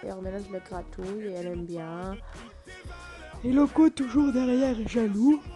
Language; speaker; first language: French; native; French